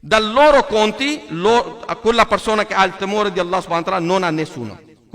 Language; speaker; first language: Italian; non-native, learner; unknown